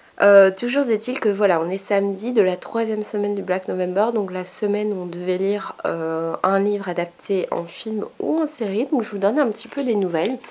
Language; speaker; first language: French; native; French